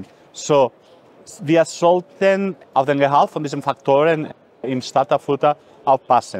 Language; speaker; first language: German; non-native, fluent; Spanish